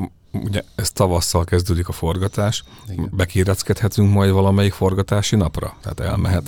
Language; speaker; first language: Hungarian; native; Hungarian